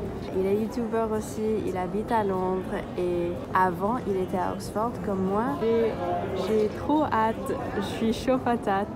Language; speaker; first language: French; non-native, fluent; English